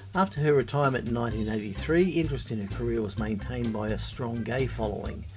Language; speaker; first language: English; native; English